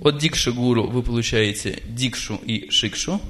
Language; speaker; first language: Russian; native; Russian